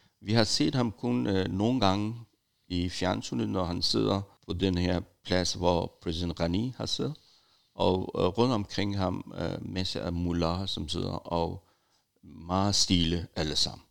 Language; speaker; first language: Danish; non-native, fluent; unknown